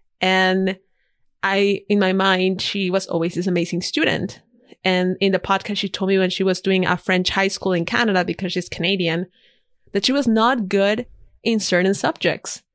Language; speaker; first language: English; non-native, fluent; Spanish